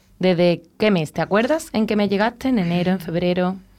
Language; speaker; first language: Spanish; native; Spanish